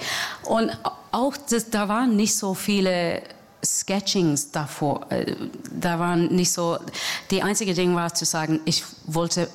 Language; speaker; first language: German; non-native, fluent; English